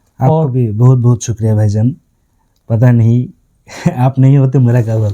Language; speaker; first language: Hindi; non-native, fluent; Bangla